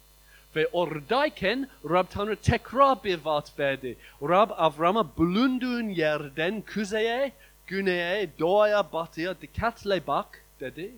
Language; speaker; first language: Turkish; non-native, fluent; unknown